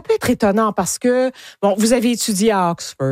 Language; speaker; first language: French; native; French